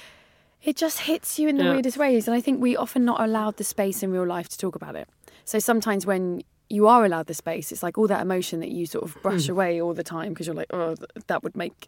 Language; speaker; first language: English; native; English